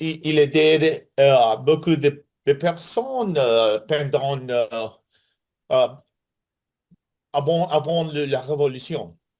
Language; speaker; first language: French; non-native, learner; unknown